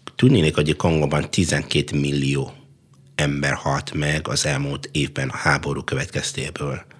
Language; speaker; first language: Hungarian; non-native, fluent; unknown